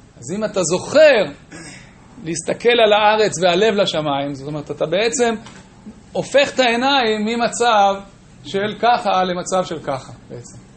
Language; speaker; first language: Hebrew; native; Hebrew